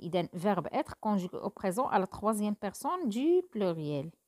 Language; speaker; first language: French; non-native, local second language; Arabic